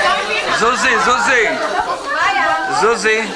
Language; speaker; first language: Hebrew; native; Hebrew